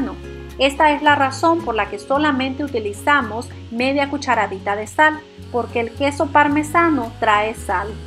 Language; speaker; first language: Spanish; native; Spanish